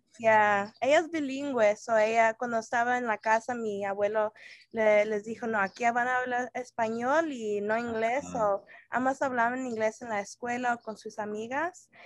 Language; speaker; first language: Spanish; early bilingual, heritage; Spanish